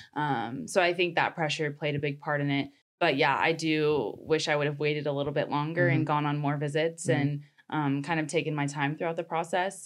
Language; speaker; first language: English; native; English